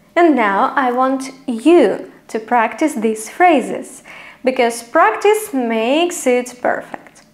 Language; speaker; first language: English; non-native, fluent; Ukrainian